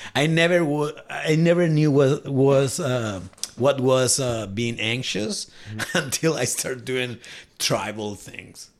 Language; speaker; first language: English; non-native, fluent; Spanish